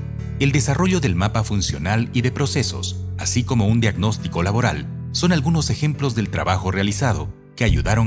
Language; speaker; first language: Spanish; native; Spanish